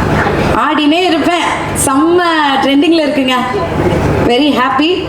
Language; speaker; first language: Tamil; native; Tamil